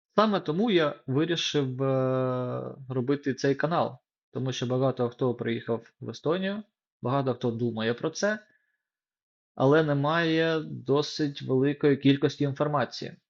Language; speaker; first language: Ukrainian; non-native, local second language; Russian